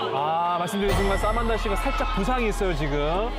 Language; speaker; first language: Korean; native; Korean